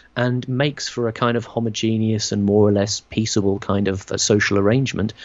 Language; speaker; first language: English; native; English